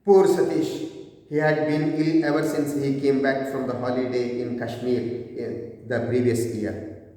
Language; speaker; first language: English; non-native, local second language; Kannada